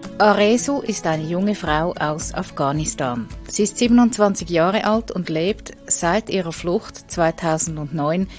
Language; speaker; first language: German; native; German